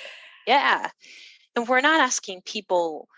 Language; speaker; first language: English; native; English